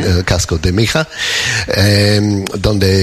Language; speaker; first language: Spanish; non-native, fluent; English